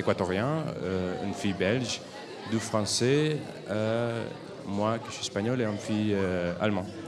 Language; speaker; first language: French; non-native, fluent; Catalan